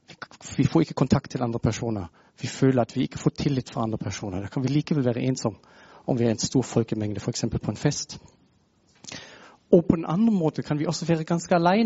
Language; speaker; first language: Norwegian; non-native, fluent; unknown